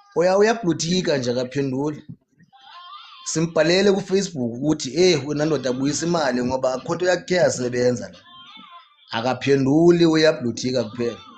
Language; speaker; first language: Zulu; non-native, local second language; Xhosa